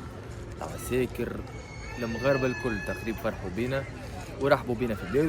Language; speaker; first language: Arabic; native; Arabic